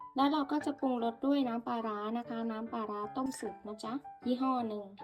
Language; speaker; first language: Thai; non-native, local second language; Northeastern Thai